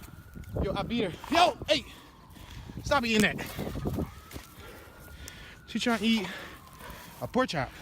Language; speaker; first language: English; native; English